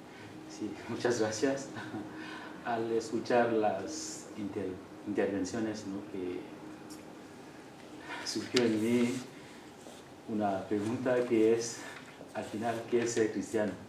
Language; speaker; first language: Spanish; non-native, fluent; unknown